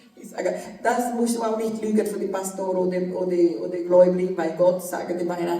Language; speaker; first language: German; non-native, learner; Portuguese